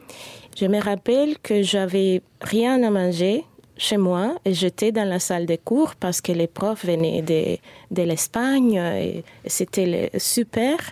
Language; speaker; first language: French; non-native, fluent; Spanish